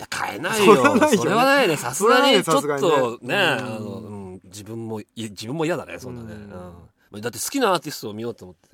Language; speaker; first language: Japanese; native; Japanese